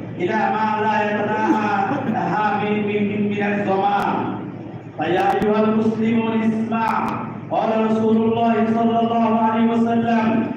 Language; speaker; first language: Arabic; non-native, fluent; Bangla